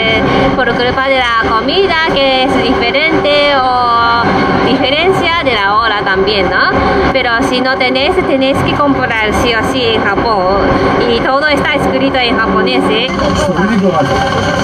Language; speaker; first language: Spanish; non-native, learner; Japanese